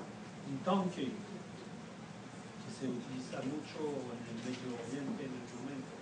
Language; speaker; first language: Spanish; non-native, fluent; French